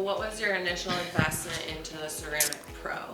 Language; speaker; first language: English; native; English